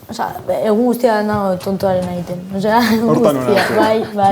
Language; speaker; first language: Basque; non-native, local second language; Spanish